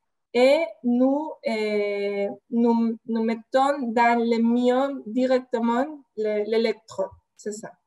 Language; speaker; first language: French; non-native, fluent; Spanish